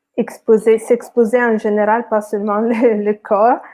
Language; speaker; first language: French; non-native, fluent; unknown